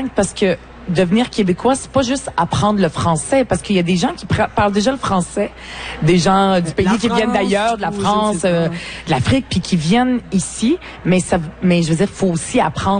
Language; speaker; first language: French; early bilingual, other home language; Arabic